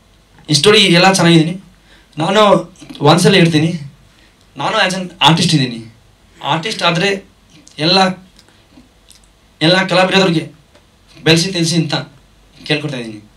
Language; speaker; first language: Kannada; non-native, learner; Hindi